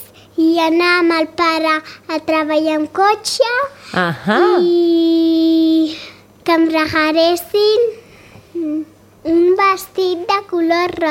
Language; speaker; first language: Catalan; non-native, local second language; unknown